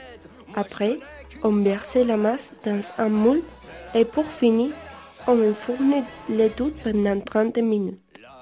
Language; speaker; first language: French; non-native, learner; Spanish